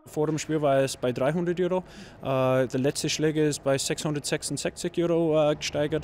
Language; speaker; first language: German; non-native, learner; English